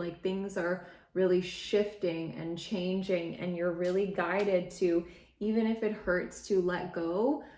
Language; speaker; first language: English; native; English